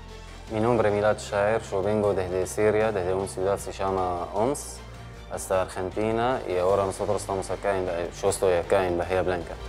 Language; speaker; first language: Spanish; non-native, learner; Arabic